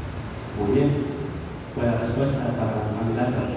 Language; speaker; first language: Spanish; non-native, fluent; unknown